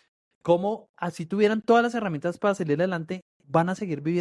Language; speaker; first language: Spanish; native; Spanish